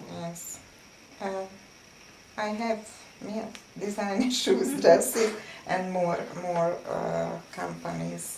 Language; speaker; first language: English; non-native, learner; Hungarian